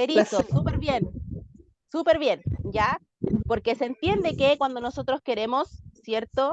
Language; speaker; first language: Spanish; native; Spanish